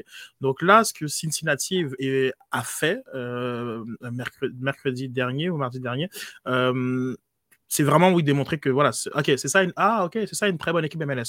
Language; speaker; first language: French; native; French